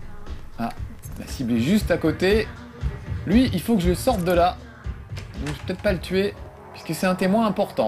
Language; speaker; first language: French; native; French